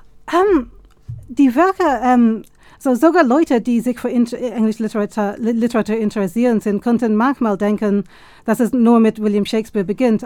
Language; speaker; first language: German; non-native, fluent; English